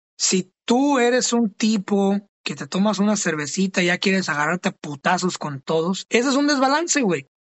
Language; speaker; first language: Spanish; native; Spanish